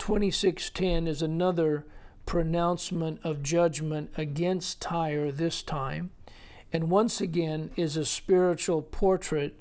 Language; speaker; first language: English; native; English